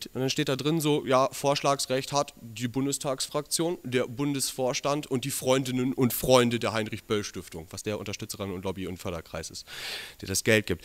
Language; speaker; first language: German; native; German